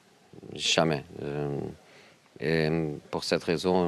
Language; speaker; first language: French; non-native, learner; Portuguese